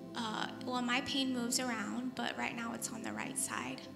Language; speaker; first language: English; native; English